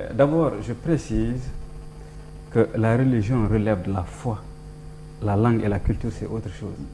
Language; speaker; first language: French; non-native, local second language; Fula